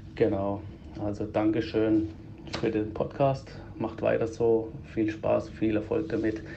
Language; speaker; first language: German; early bilingual, heritage; Greek